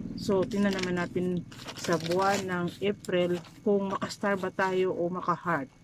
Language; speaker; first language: Filipino; non-native, local second language; Cebuano